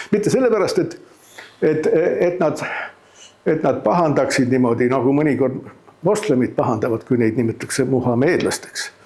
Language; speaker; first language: Estonian; native; Estonian